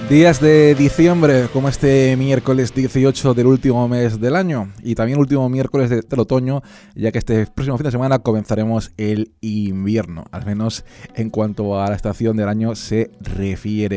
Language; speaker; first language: Spanish; native; Spanish